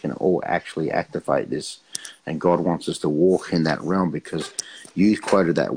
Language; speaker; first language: English; native; English